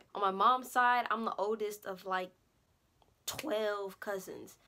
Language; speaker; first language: English; native; English